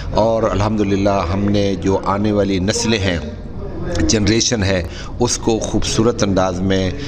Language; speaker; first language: Urdu; non-native, local second language; Punjabi